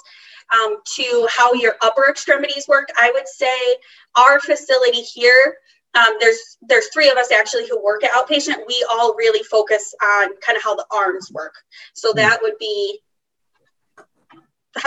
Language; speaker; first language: English; native; English